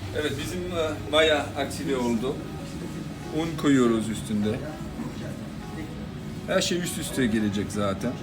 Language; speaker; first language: Turkish; non-native, learner; French